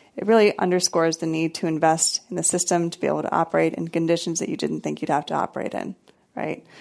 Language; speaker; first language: English; native; English